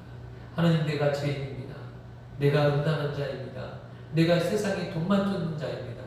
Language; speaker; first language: Korean; native; Korean